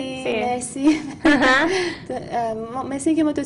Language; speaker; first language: Persian; native; Persian